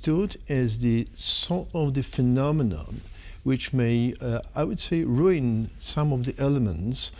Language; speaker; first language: English; non-native, fluent; Polish